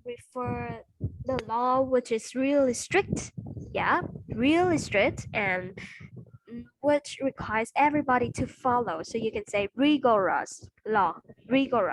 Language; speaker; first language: English; non-native, fluent; Vietnamese